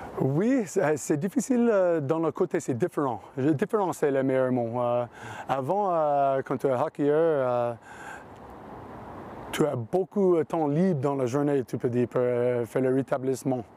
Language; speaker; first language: French; non-native, learner; English